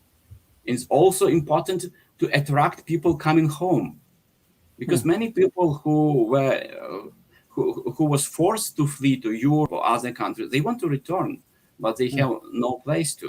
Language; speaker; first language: English; non-native, fluent; Ukrainian